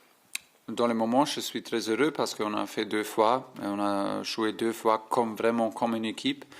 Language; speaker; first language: French; non-native, fluent; German